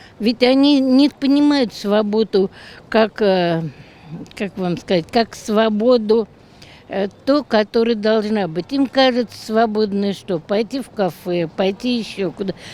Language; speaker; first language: Russian; native; Russian